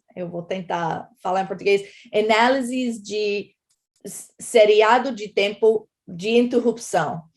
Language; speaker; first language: Portuguese; non-native, fluent; English